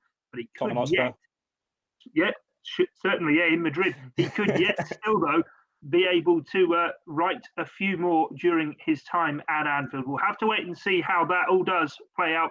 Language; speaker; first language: English; native; English